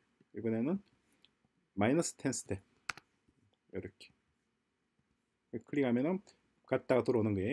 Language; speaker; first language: Korean; native; Korean